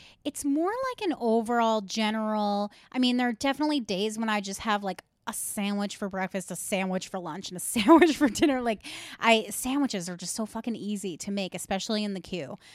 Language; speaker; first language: English; native; English